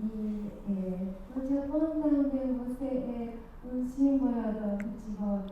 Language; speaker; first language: Portuguese; non-native, learner; Japanese